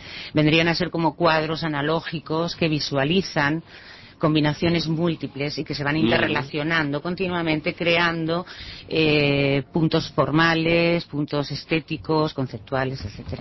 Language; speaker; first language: Spanish; early bilingual, heritage; Spanish